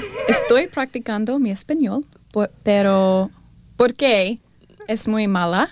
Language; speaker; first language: Spanish; non-native, learner; English